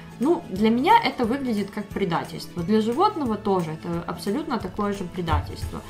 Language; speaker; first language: Russian; native; Russian